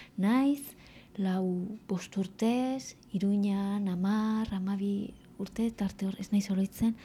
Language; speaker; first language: Basque; native; Basque